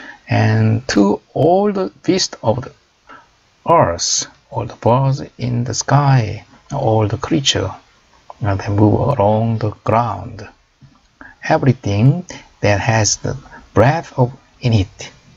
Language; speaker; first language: English; non-native, fluent; Korean